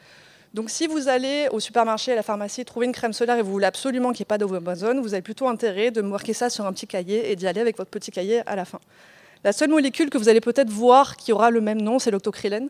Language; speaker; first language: French; native; French